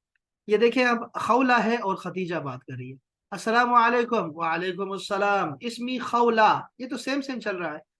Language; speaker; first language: Urdu; native; Urdu